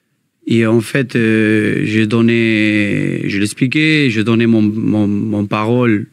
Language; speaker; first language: French; non-native, learner; Spanish